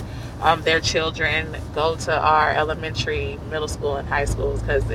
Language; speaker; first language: English; native; English